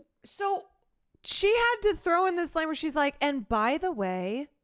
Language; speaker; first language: English; native; English